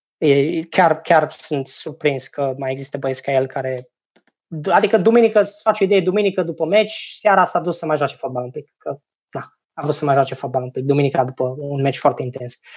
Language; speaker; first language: Romanian; native; Romanian